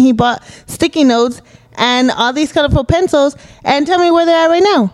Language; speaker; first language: English; early bilingual, other home language; Spanish